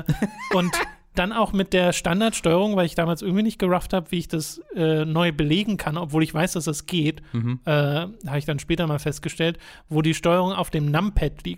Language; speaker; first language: German; native; German